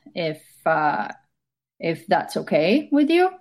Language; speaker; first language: English; non-native, fluent; Estonian